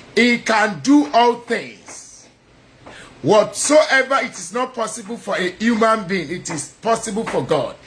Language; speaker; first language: English; non-native, local second language; Yoruba